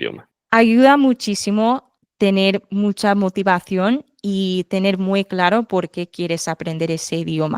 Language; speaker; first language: Spanish; non-native, fluent; English